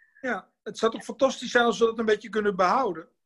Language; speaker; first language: Dutch; native; Dutch